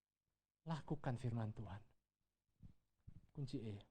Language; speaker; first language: Indonesian; native; Indonesian